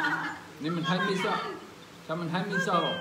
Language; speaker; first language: Chinese; non-native, fluent; English